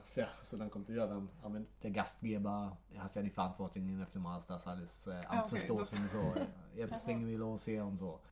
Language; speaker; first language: German; non-native, fluent; Swedish